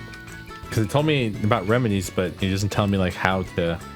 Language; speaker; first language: English; native; English